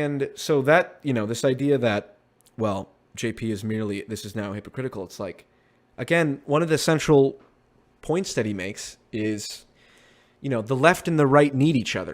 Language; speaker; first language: English; native; English